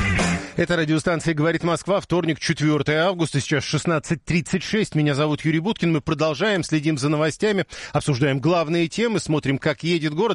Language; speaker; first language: Russian; native; Russian